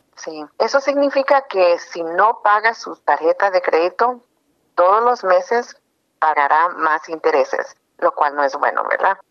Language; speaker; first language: Spanish; early bilingual, heritage; Spanish